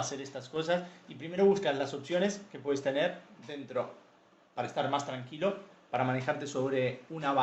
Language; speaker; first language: Spanish; native; Spanish